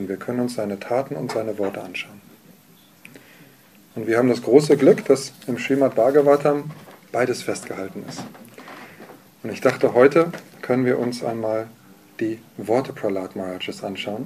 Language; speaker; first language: German; native; German